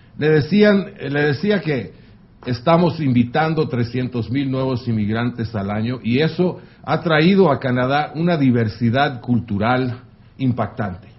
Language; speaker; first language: Spanish; non-native, fluent; French